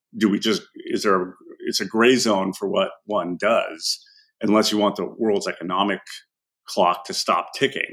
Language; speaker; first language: English; non-native, fluent; Arabic